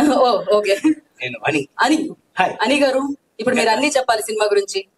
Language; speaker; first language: Telugu; native; Telugu